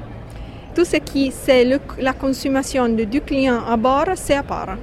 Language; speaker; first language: French; non-native, fluent; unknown